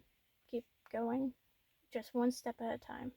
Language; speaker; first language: English; native; English